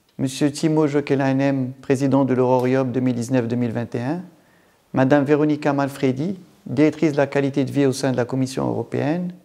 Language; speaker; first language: French; non-native, local second language; Arabic